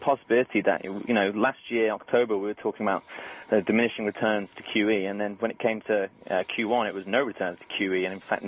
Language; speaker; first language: English; native; English